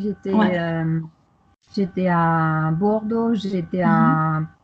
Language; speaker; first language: French; non-native, fluent; German